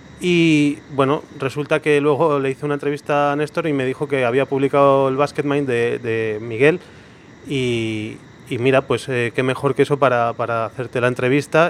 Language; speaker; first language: Spanish; non-native, local second language; Catalan